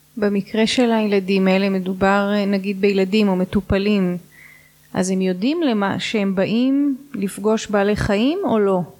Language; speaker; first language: Hebrew; native; Hebrew